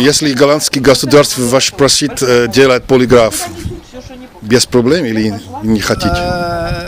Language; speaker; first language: Russian; non-native, learner; Dutch